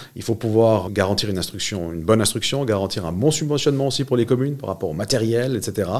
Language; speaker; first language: French; native; French